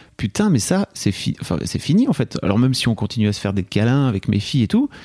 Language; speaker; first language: French; native; French